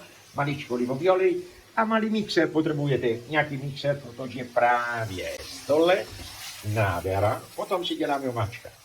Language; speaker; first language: Czech; non-native, learner; Italian